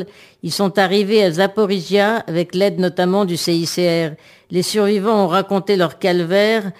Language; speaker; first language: French; native; French